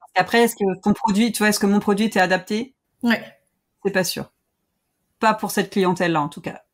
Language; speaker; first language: French; native; French